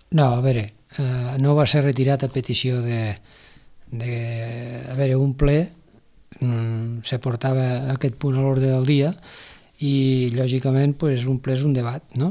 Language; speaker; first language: Catalan; native; Catalan